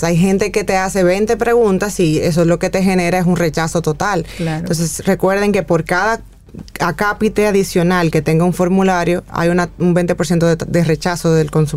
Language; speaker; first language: Spanish; native; Spanish